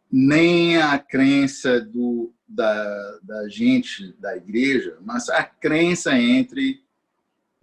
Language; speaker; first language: Portuguese; non-native, fluent; English